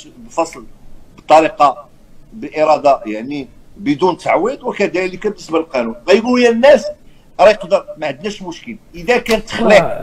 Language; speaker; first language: Arabic; native; Arabic